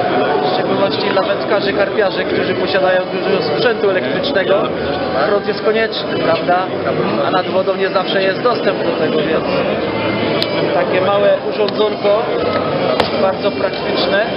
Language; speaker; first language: Polish; native; Polish